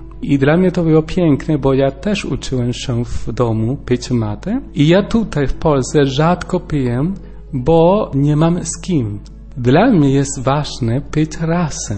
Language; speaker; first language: Polish; non-native, learner; Spanish